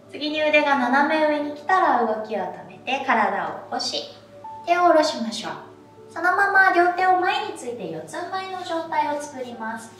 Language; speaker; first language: Japanese; native; Japanese